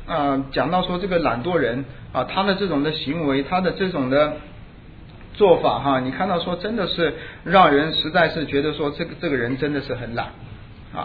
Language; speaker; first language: Chinese; native; Chinese